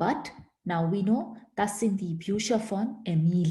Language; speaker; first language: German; non-native, fluent; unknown